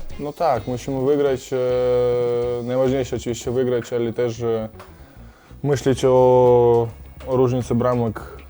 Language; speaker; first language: Polish; non-native, fluent; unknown